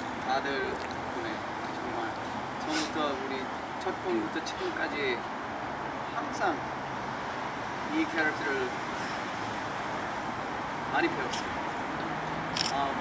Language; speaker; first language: Korean; early bilingual, heritage; English